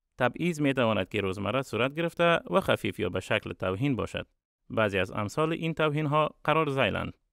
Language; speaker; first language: Persian; native; Persian